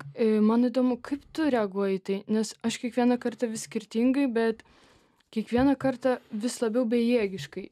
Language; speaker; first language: Lithuanian; non-native, local second language; Russian